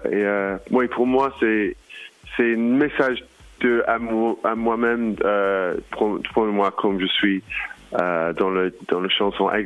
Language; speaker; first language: French; non-native, learner; English